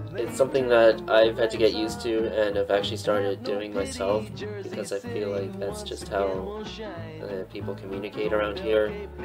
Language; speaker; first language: English; native; English